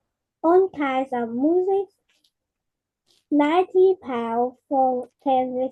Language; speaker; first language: English; non-native, learner; Vietnamese